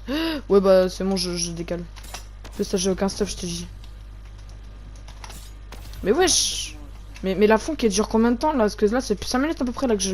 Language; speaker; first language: French; native; French